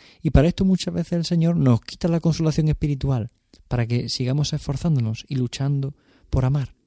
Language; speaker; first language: Spanish; native; Spanish